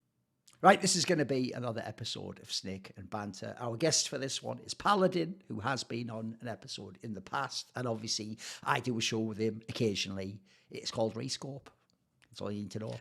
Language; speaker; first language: English; native; English